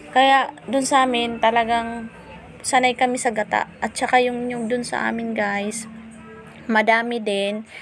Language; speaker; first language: Filipino; non-native, local second language; Masbatenyo